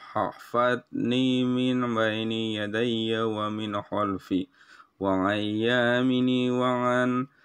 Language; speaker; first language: Arabic; non-native, learner; Indonesian